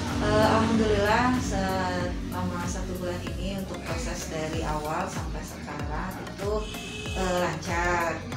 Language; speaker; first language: Indonesian; non-native, local second language; Sundanese